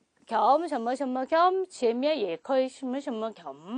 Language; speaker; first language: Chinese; non-native, fluent; Korean